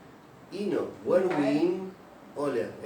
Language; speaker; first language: Portuguese; non-native, fluent; Spanish